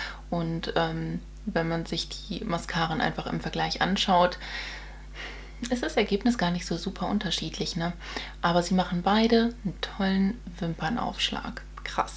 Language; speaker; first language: German; native; German